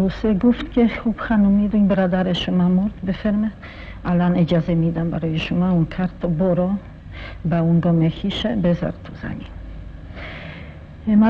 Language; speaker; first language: Persian; non-native, fluent; Polish